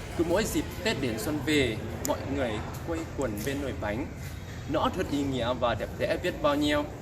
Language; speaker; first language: Vietnamese; non-native, fluent; Lao